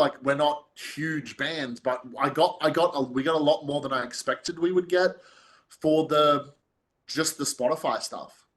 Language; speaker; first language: English; native; English